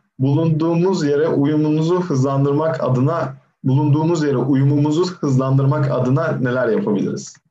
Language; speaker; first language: Turkish; native; Turkish